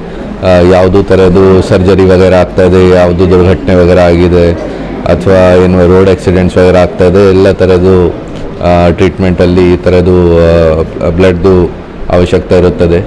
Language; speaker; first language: Kannada; non-native, fluent; Hindi